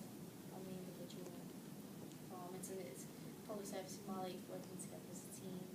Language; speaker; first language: English; native; English